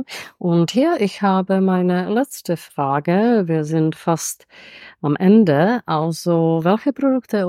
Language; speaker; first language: German; non-native, fluent; Czech